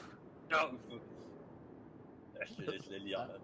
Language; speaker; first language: French; native; French